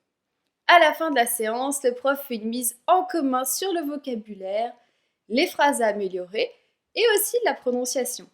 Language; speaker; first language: French; native; French